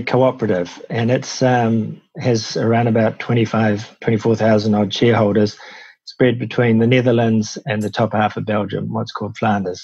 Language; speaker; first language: English; native; English